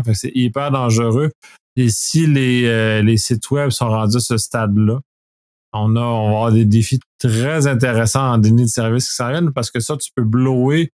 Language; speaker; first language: French; native; French